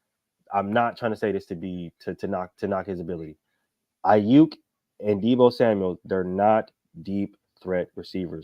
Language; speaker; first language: English; native; English